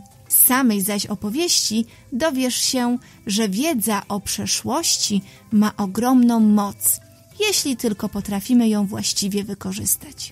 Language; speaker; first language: Polish; native; Polish